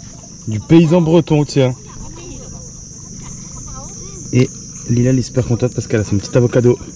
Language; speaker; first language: French; native; French